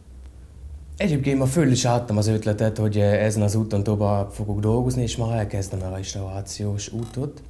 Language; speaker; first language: Hungarian; non-native, fluent; German